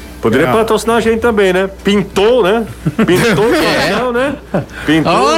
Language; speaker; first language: Portuguese; native; Portuguese